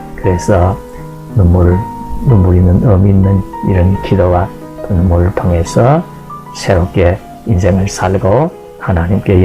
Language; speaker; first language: Korean; native; Korean